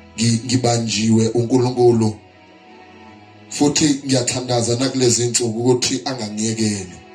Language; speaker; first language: Zulu; non-native, local second language; South Ndebele